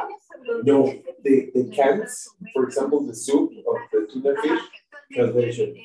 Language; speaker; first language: English; non-native, fluent; Spanish